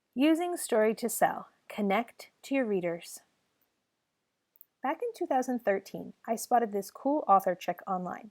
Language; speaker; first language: English; native; English